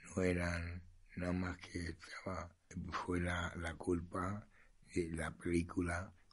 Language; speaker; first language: Spanish; native; Spanish